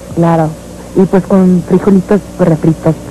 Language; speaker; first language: Spanish; early bilingual, heritage; English